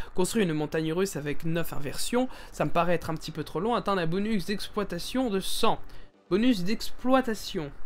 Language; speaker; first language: French; native; French